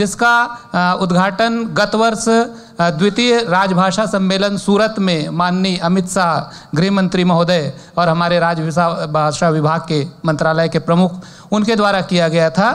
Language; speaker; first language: Hindi; native; Hindi